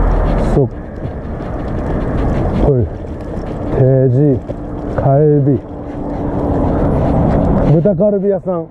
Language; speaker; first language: Japanese; native; Japanese